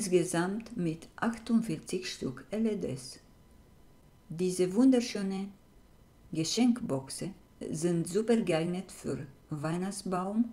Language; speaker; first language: German; non-native, fluent; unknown